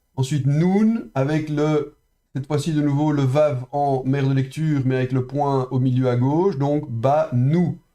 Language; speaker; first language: French; native; French